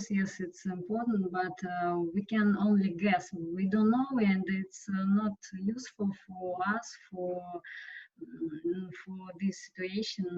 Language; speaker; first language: English; non-native, learner; Russian